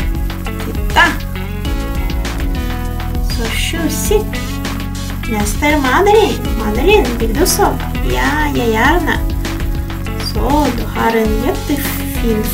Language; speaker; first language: Swedish; non-native, fluent; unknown